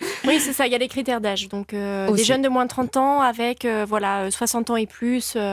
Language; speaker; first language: French; native; French